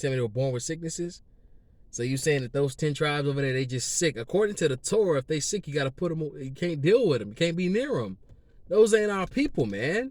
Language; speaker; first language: English; native; English